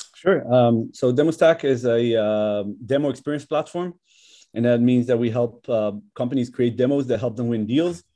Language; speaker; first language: English; non-native, fluent; Hebrew